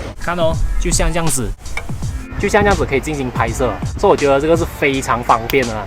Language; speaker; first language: Chinese; native; Chinese